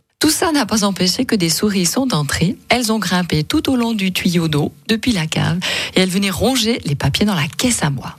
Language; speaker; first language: French; native; French